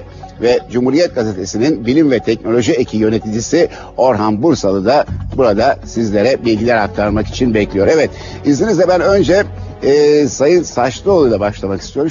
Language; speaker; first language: Turkish; native; Turkish